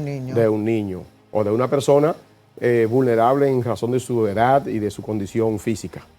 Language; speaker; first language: Spanish; native; Spanish